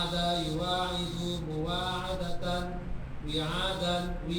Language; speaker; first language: Arabic; non-native, learner; Indonesian